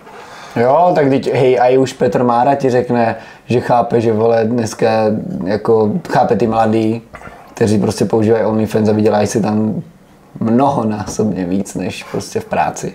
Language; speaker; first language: Czech; native; Czech